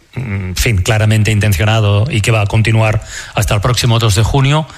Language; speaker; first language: Spanish; native; Spanish